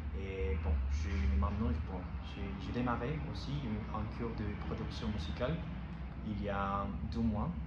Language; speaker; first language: French; non-native, learner; Spanish